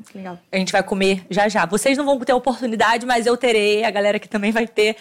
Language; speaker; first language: Portuguese; native; Portuguese